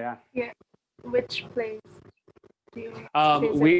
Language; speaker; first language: English; non-native, learner; Indonesian